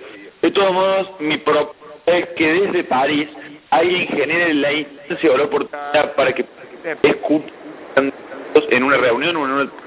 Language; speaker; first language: Spanish; native; Spanish